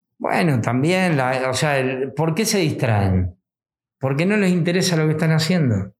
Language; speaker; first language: Spanish; native; Spanish